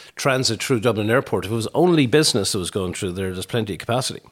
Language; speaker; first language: English; native; English